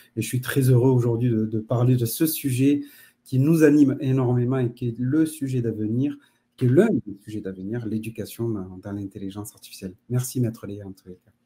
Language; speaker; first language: French; native; French